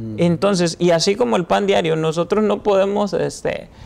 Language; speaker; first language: Spanish; native; Spanish